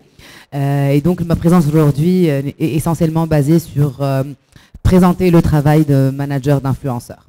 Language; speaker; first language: French; non-native, local second language; Arabic